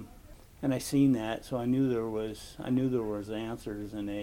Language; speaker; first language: English; native; English